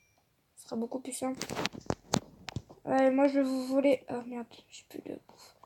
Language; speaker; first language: French; native; French